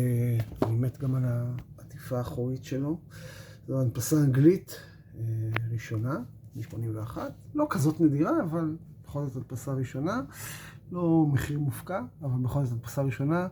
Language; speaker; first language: Hebrew; native; Hebrew